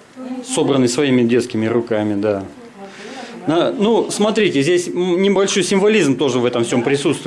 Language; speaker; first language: Russian; native; Russian